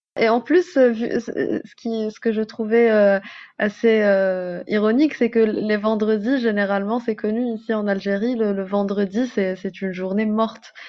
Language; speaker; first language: French; non-native, local second language; Arabic